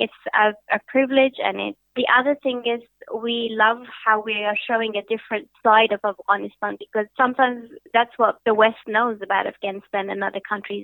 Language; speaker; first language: English; early bilingual, other home language; Hazaragi